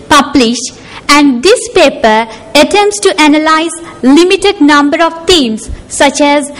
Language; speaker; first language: English; non-native, local second language; Tamil